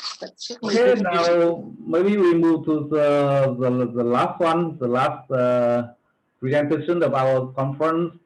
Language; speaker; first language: English; non-native, fluent; Vietnamese